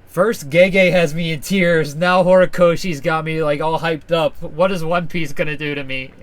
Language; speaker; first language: English; native; English